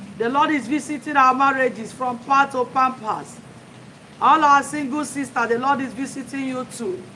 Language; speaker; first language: English; non-native, local second language; Igbo